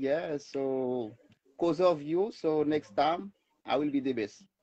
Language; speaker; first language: English; non-native, learner; Haitian Creole